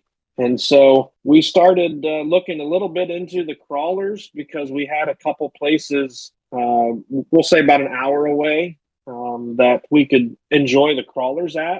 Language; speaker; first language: English; native; English